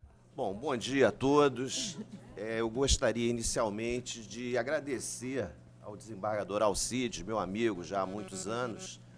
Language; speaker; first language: Portuguese; native; Portuguese